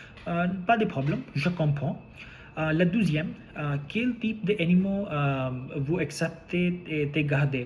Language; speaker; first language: French; non-native, learner; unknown